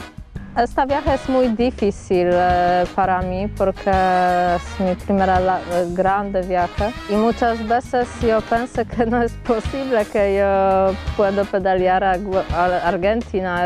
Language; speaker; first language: Spanish; non-native, learner; Polish